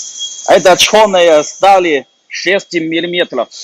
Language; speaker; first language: Russian; non-native, fluent; Chinese